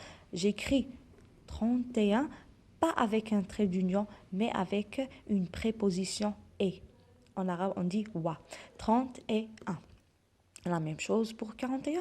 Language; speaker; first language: French; non-native, local second language; Arabic